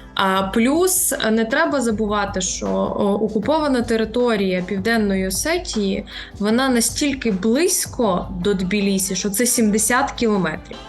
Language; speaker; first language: Ukrainian; native; Ukrainian